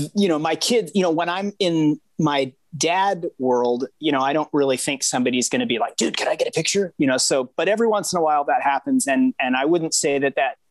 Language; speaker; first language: English; native; English